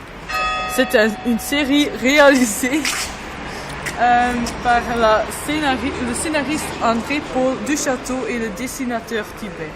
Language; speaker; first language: French; non-native, learner; Dutch